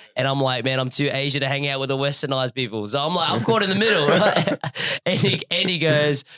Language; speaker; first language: English; native; English